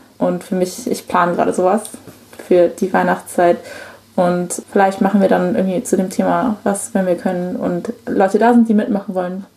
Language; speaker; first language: German; early bilingual, other home language; Chinese